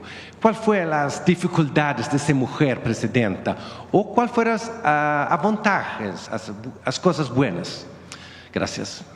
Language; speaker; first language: Spanish; non-native, learner; Swedish